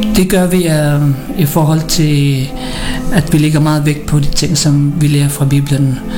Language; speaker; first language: Danish; early bilingual, other home language; Filipino